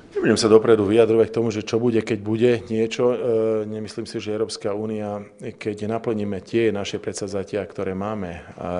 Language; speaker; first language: Slovak; non-native, local second language; Hungarian